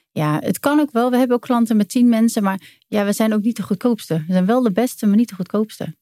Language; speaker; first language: Dutch; native; Dutch